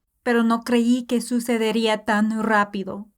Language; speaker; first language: Spanish; non-native, fluent; English